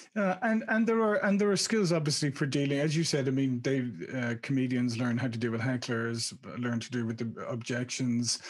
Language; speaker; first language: English; native; English